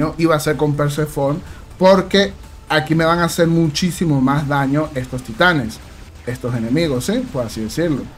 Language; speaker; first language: Spanish; native; Spanish